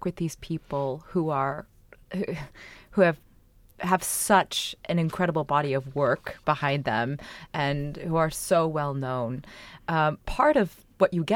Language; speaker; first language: English; native; English